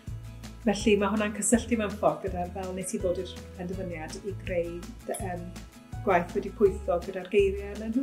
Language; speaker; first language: Welsh; native; Welsh